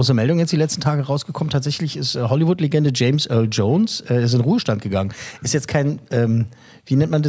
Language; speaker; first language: German; native; German